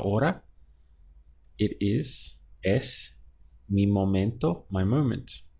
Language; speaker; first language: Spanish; non-native, fluent; English